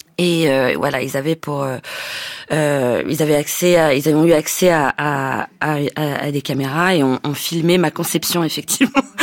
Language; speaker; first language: French; native; French